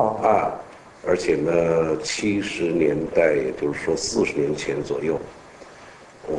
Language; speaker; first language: Chinese; native; Chinese